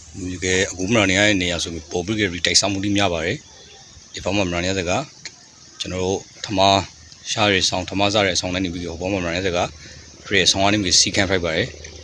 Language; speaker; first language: Burmese; native; Burmese